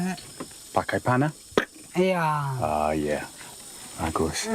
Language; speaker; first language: Indonesian; non-native, learner; English